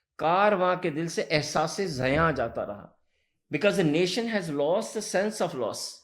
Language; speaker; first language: Urdu; early bilingual, heritage; Urdu